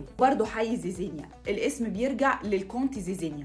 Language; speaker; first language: Arabic; native; Arabic